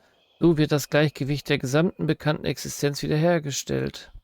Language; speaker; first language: German; native; German